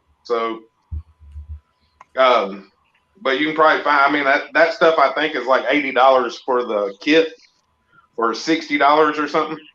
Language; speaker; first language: English; native; English